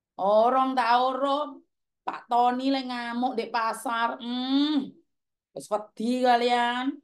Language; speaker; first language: Indonesian; non-native, local second language; Javanese